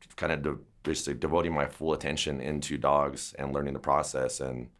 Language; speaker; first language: English; native; English